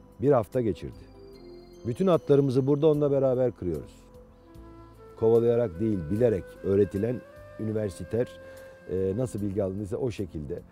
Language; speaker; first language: Turkish; native; Turkish